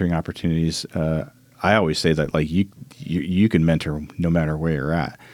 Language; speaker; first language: English; native; English